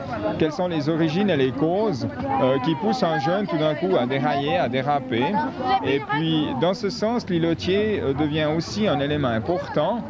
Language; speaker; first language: French; native; French